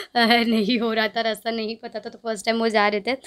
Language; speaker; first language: Hindi; non-native, local second language; Tamil